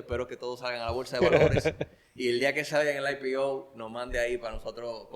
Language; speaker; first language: Spanish; native; Spanish